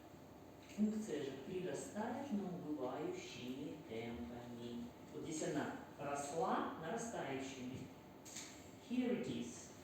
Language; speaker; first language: Russian; native; Russian